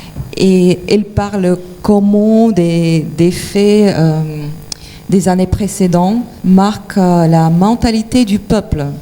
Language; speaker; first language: French; non-native, fluent; Ukrainian